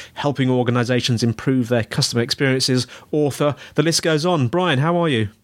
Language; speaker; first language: English; native; English